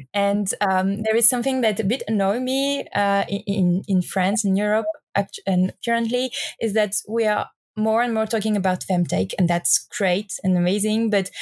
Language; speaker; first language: English; non-native, fluent; French